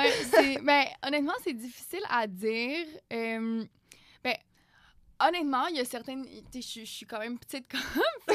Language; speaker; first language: French; native; French